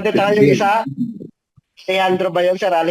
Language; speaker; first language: Filipino; native; Filipino